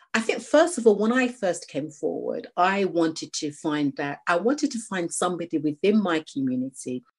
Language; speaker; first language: English; native; English